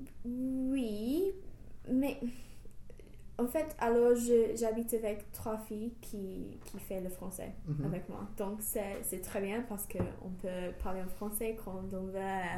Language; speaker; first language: French; non-native, fluent; English